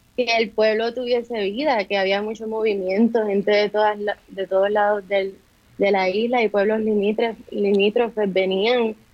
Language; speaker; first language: Spanish; native; Spanish